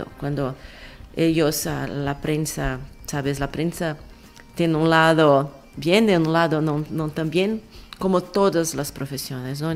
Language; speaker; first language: Spanish; non-native, fluent; Portuguese